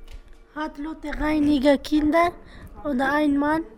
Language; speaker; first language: German; non-native, learner; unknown